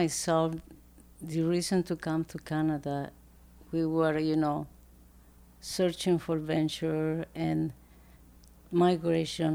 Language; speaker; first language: English; non-native, fluent; Spanish